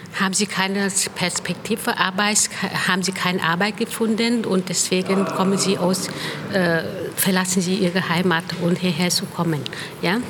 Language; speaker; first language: German; non-native, fluent; Vietnamese